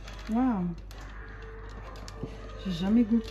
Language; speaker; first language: French; non-native, fluent; Arabic